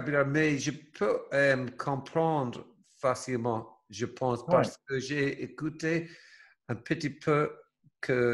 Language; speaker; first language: French; non-native, learner; English